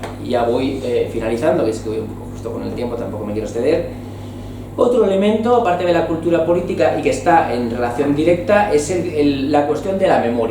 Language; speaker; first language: Spanish; native; Spanish